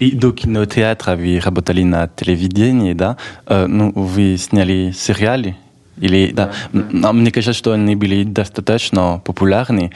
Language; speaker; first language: Russian; non-native, learner; French